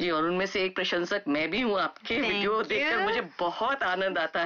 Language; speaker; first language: Hindi; native; Hindi